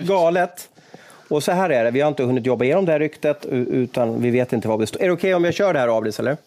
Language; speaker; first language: Swedish; native; Swedish